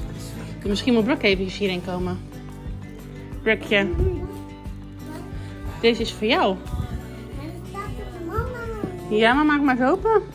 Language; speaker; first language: Dutch; native; Dutch